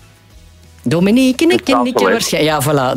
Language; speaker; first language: Dutch; native; Dutch